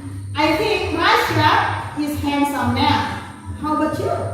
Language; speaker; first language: English; non-native, learner; Indonesian